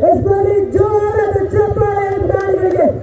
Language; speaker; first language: Kannada; native; Kannada